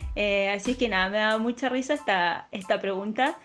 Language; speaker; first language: Spanish; native; Spanish